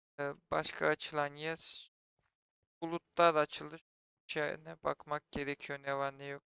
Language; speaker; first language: Turkish; native; Turkish